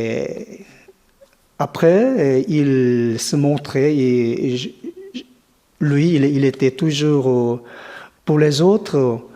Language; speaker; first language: French; non-native, fluent; Korean